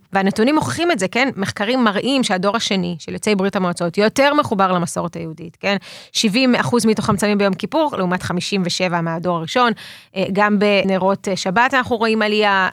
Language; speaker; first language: Hebrew; early bilingual, other home language; Russian